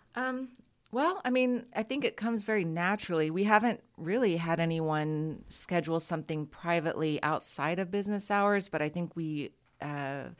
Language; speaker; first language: English; native; English